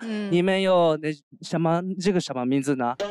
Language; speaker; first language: Chinese; non-native, learner; Japanese